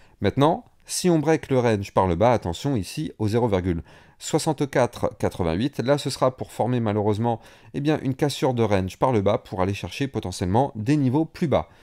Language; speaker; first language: French; native; French